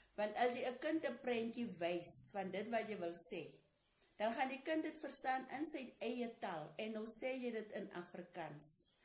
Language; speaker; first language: Afrikaans; non-native, local second language; Tswana